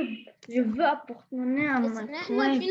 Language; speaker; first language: French; non-native, learner; Arabic